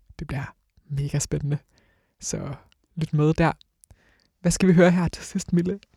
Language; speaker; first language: Danish; native; Danish